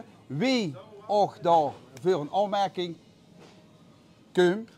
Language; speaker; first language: Dutch; native; Dutch